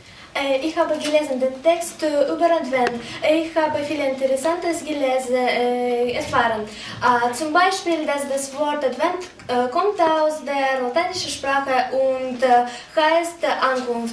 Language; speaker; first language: German; non-native, learner; Russian